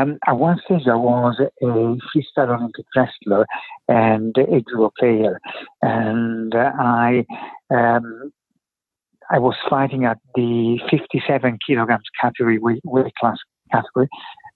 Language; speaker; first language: English; non-native, fluent; Italian